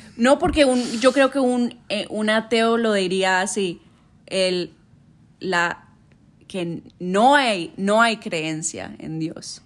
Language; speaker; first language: Spanish; early bilingual, heritage; Spanish